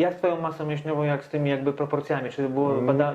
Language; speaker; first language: Polish; native; Polish